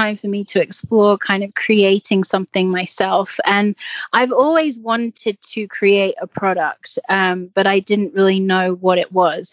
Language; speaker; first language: English; native; English